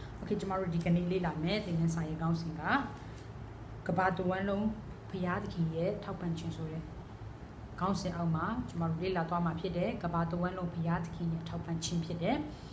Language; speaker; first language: Burmese; non-native, local second language; Tedim Chin